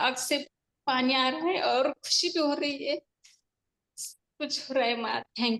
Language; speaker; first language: Hindi; non-native, local second language; Marathi